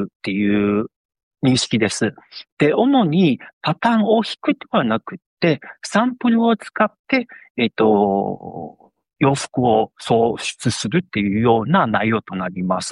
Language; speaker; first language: Japanese; non-native, fluent; Chinese